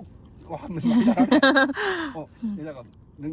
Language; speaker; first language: Korean; native; Korean